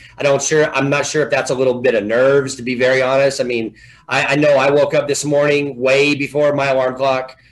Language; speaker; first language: English; native; English